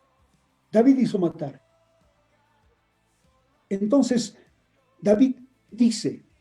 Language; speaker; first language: Spanish; native; Spanish